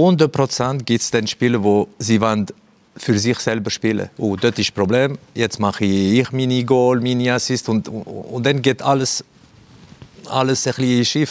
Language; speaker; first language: German; non-native, fluent; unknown